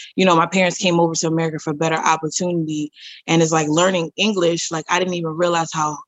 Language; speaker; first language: English; native; English